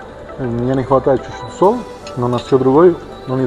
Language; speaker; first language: Russian; non-native, learner; Spanish